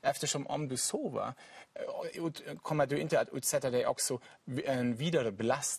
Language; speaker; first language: Swedish; non-native, fluent; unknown